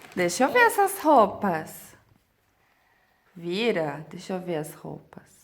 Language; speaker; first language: Portuguese; native; Portuguese